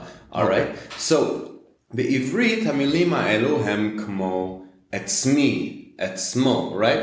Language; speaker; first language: Hebrew; non-native, fluent; English